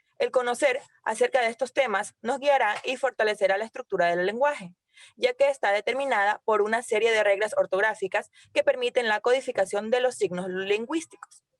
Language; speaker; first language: Spanish; native; Spanish